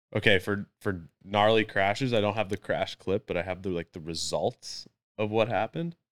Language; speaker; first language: English; native; English